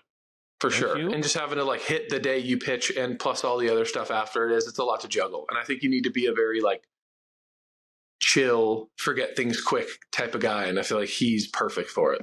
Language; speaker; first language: English; native; English